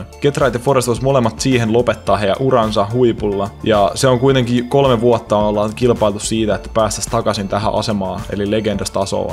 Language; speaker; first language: Finnish; native; Finnish